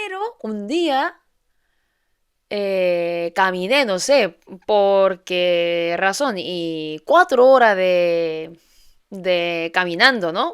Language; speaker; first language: Spanish; non-native, fluent; Korean